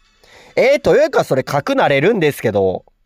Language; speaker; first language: Japanese; native; Japanese